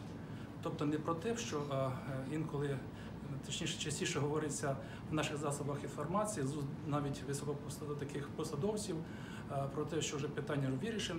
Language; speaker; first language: Ukrainian; native; Ukrainian